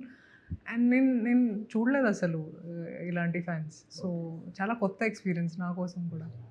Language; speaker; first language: Telugu; non-native, local second language; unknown